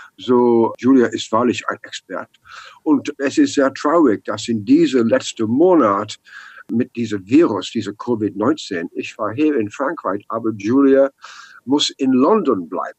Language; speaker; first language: German; non-native, learner; English